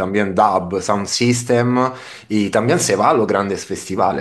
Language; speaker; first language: Spanish; non-native, learner; Italian